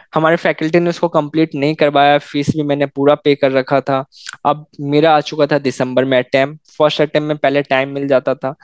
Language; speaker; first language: Hindi; native; Hindi